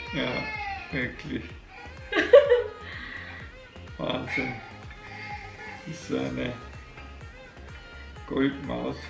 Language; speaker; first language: German; native; German